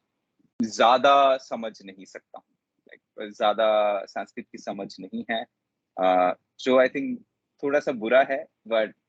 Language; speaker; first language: Hindi; non-native, local second language; Telugu